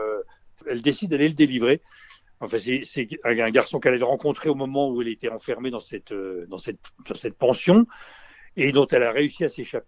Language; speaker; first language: French; native; French